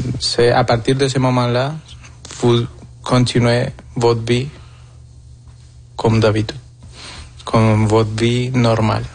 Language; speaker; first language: French; non-native, fluent; Spanish